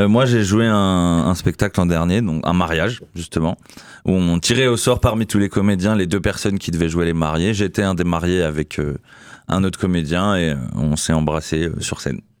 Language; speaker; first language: French; native; French